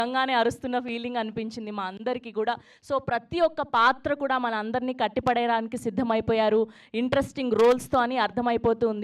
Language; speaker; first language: Telugu; native; Telugu